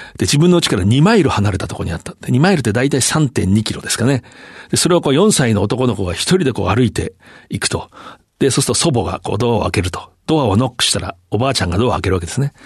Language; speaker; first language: Japanese; native; Japanese